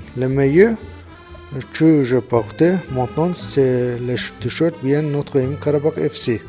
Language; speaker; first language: French; non-native, learner; Azerbaijani